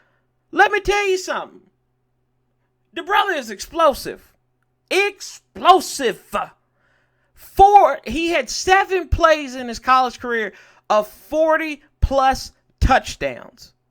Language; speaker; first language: English; native; English